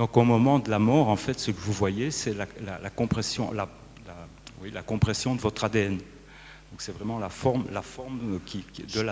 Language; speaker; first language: French; native; French